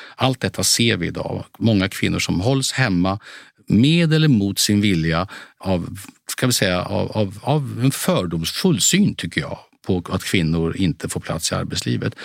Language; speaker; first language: Swedish; native; Swedish